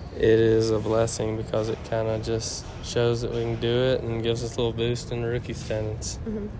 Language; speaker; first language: English; native; English